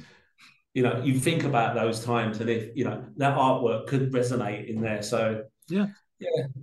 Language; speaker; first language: English; native; English